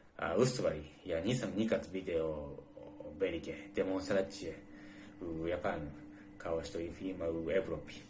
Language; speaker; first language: Serbian; non-native, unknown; Japanese